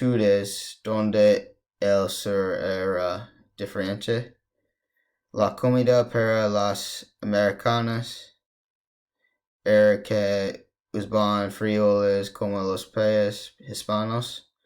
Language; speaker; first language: Spanish; non-native, learner; English